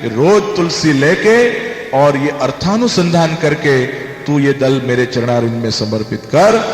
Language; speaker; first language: Hindi; non-native, local second language; Gujarati